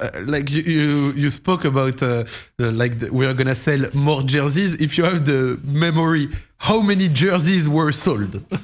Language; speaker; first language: English; non-native, fluent; French